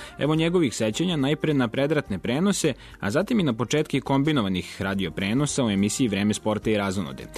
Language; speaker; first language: Serbian; native; Serbian